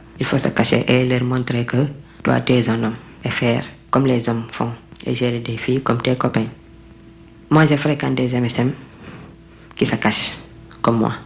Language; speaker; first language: French; non-native, local second language; Wolof